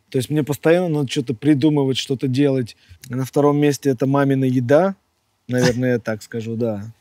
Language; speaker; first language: Russian; native; Russian